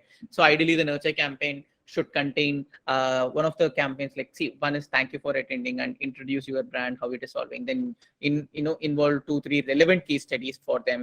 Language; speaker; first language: English; non-native, local second language; Tamil